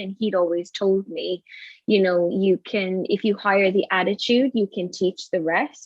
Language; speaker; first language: English; native; English